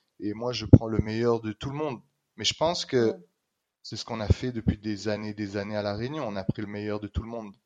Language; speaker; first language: French; native; French